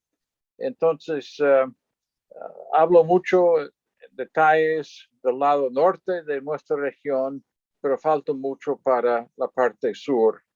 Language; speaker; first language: Spanish; non-native, fluent; English